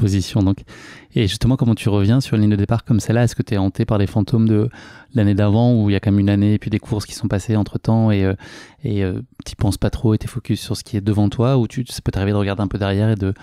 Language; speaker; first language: French; native; French